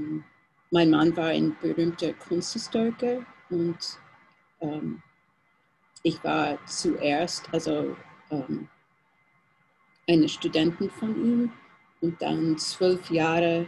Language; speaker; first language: German; non-native, fluent; English